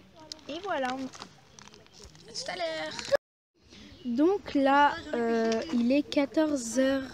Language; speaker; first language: French; native; French